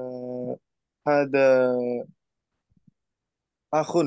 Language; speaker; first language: Arabic; non-native, learner; Indonesian